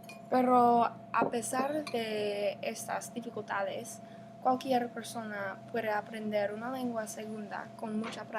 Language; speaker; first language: Spanish; non-native, learner; English